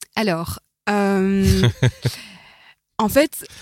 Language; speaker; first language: French; native; French